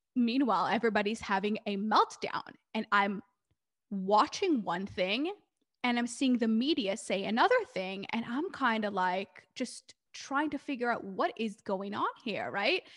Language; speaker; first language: English; early bilingual, other home language; Hebrew